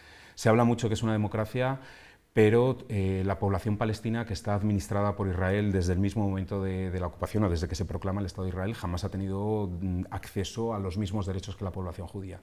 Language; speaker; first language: Spanish; native; Spanish